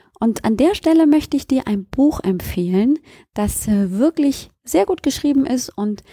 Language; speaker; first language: German; native; German